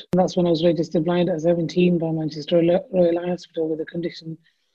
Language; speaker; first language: English; native; English